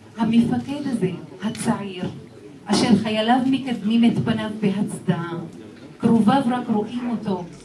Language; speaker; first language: Hebrew; non-native, local second language; Arabic